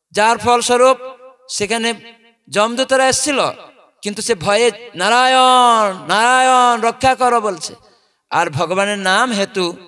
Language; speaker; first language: Bangla; non-native, fluent; Odia